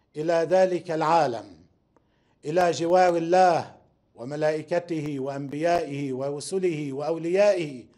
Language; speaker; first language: Arabic; native; Arabic